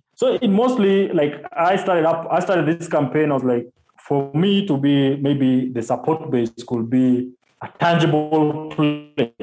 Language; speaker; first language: English; non-native, local second language; Luo (Kenya and Tanzania)